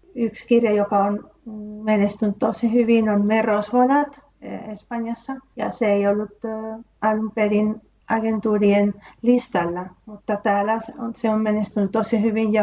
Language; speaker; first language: Finnish; non-native, fluent; Spanish